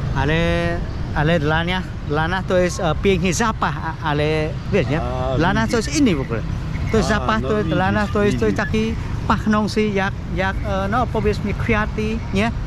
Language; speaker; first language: Polish; non-native, learner; Khmer